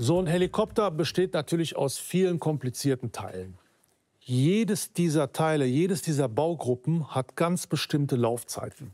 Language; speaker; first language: German; native; German